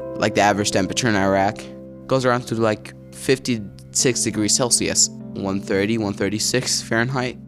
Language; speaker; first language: English; early bilingual, other home language; Arabic